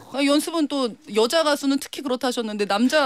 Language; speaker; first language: Korean; native; Korean